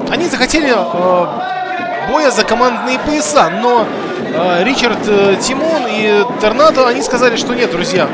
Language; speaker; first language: Russian; native; Russian